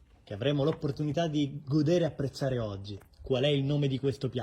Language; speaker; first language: Italian; native; Italian